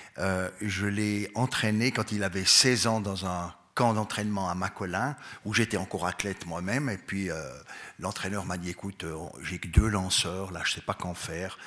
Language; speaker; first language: French; native; French